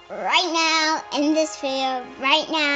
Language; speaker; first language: English; native; English